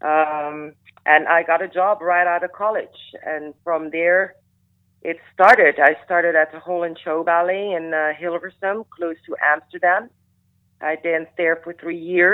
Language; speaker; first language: English; non-native, fluent; Dutch